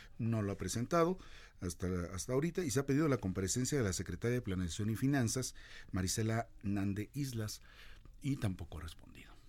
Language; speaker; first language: Spanish; native; Spanish